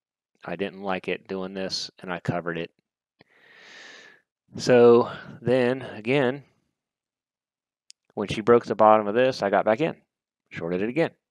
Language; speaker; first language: English; native; English